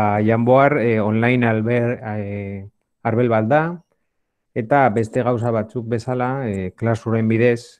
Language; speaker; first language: Basque; non-native, local second language; Spanish